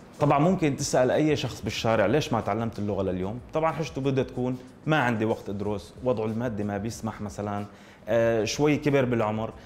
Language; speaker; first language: Arabic; native; Arabic